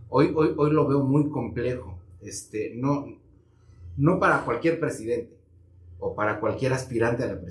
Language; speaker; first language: Spanish; native; Spanish